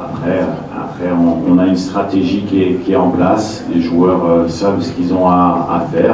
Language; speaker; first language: French; native; French